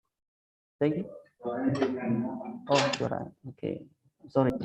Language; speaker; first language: English; non-native, fluent; Indonesian